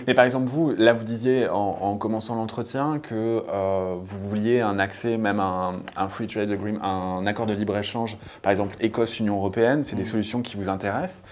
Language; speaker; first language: French; native; French